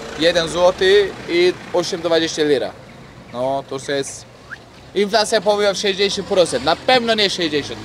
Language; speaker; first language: Polish; non-native, learner; Turkish